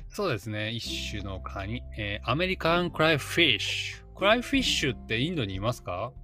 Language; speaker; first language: Japanese; native; Japanese